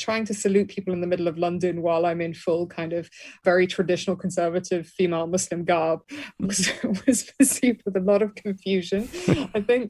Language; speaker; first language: English; native; English